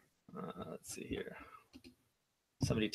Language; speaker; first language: English; native; English